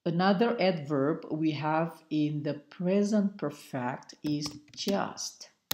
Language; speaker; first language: English; non-native, fluent; Indonesian